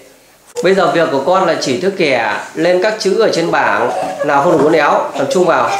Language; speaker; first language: Vietnamese; native; Vietnamese